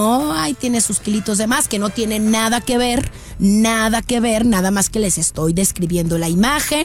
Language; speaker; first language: Spanish; native; Spanish